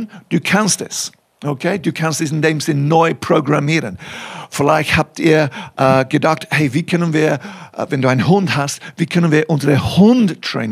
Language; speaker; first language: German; non-native, fluent; English